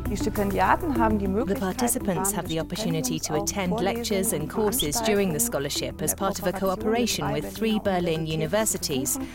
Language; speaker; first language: English; non-native, fluent; Turkish